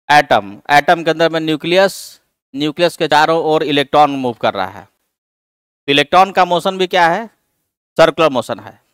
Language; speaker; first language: Hindi; native; Hindi